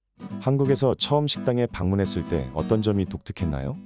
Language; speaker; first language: Korean; native; Korean